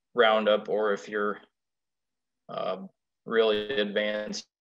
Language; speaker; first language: English; native; English